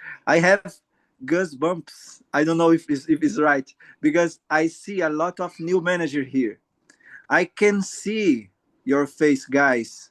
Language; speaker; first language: English; non-native, learner; Portuguese